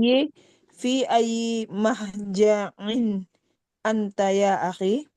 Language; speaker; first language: Arabic; non-native, learner; Indonesian